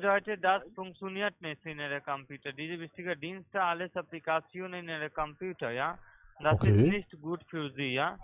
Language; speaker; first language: German; non-native, learner; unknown